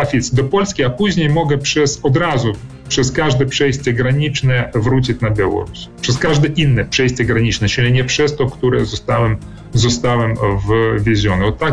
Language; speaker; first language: Polish; early bilingual, heritage; Polish